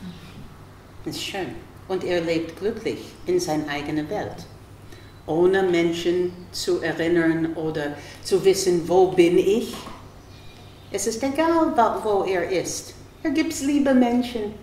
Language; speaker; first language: German; non-native, fluent; English